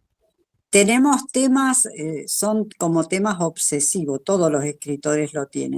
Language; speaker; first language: Spanish; native; Spanish